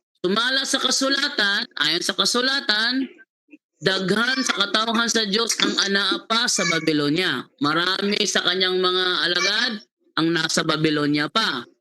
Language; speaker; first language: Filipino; non-native, local second language; Cebuano